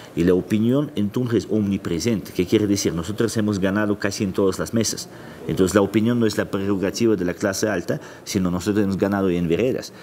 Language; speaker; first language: Spanish; non-native, fluent; Russian